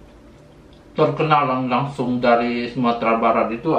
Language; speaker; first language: Indonesian; native; Indonesian